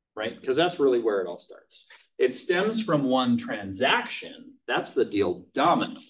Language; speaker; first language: English; native; English